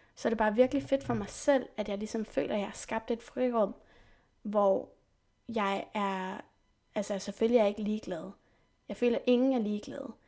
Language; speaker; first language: Danish; non-native, fluent; French